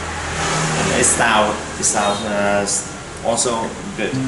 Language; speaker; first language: English; non-native, learner; Vietnamese